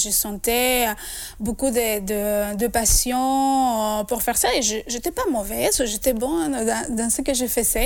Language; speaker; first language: French; non-native, fluent; Spanish